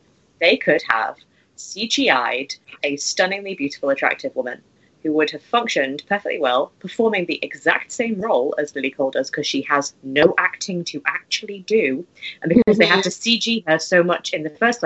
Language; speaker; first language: English; native; English